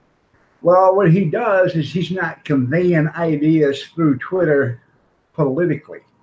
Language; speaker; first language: English; native; English